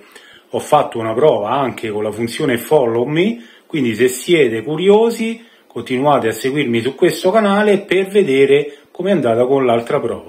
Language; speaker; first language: Italian; native; Italian